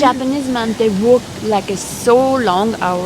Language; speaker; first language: English; non-native, fluent; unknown